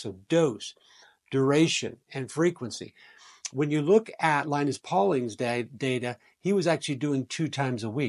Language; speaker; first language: English; native; English